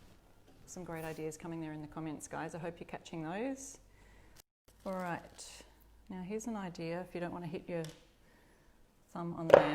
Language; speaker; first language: English; native; English